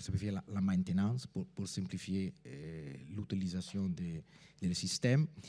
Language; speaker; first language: French; non-native, fluent; Italian